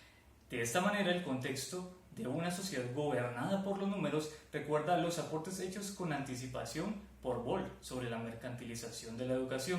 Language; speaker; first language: Spanish; native; Spanish